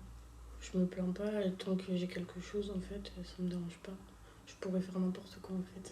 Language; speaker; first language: French; native; French